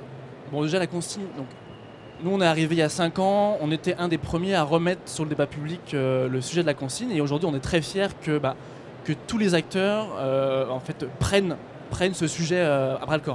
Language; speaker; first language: French; native; French